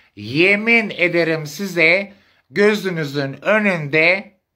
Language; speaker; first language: Turkish; native; Turkish